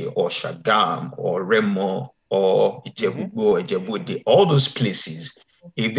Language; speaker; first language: English; non-native, local second language; Yoruba